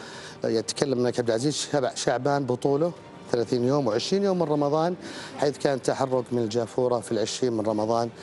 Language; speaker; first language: Arabic; native; Arabic